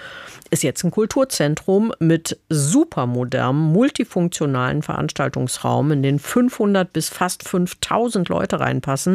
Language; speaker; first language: German; native; German